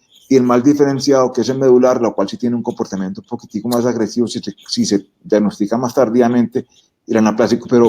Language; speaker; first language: Spanish; native; Spanish